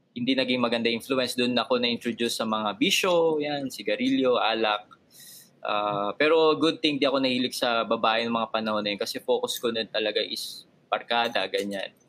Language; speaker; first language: Filipino; native; Filipino